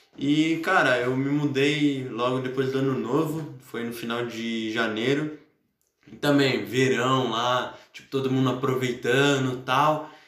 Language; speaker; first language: Portuguese; native; Portuguese